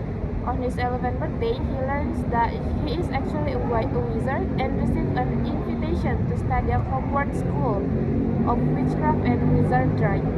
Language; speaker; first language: English; non-native, learner; Indonesian